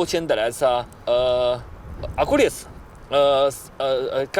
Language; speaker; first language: Russian; non-native, learner; Chinese